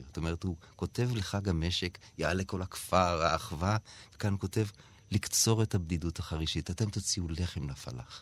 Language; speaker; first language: Hebrew; native; Hebrew